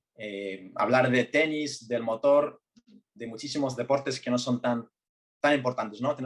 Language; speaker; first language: Spanish; early bilingual, other home language; Arabic